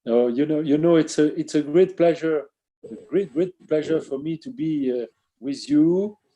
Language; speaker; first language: English; non-native, fluent; French